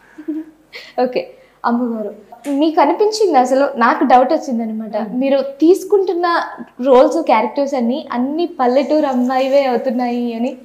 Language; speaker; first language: Telugu; native; Telugu